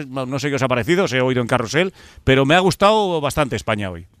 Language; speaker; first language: Spanish; native; Spanish